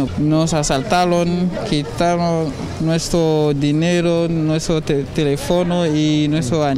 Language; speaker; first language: Spanish; non-native, learner; Haitian Creole